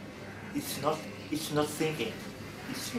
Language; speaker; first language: English; non-native, learner; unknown